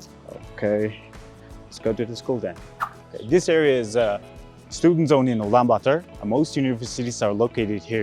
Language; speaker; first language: English; non-native, learner; Mongolian